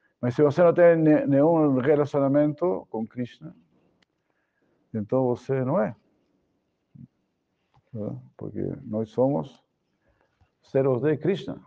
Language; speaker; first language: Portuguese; non-native, fluent; Spanish